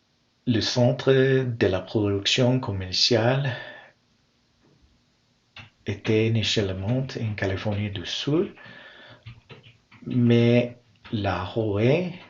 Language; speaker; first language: French; non-native, learner; English